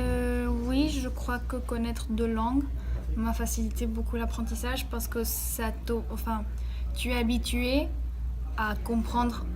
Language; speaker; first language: French; early bilingual, heritage; French